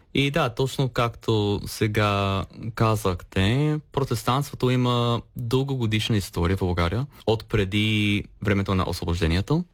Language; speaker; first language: Bulgarian; non-native, fluent; English